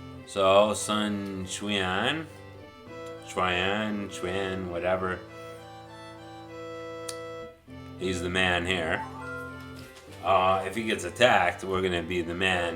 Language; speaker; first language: English; native; English